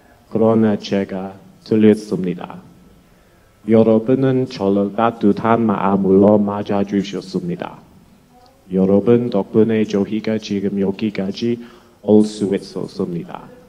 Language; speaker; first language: Korean; non-native, learner; English